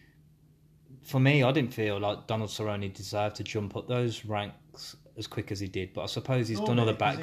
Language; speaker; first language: English; native; English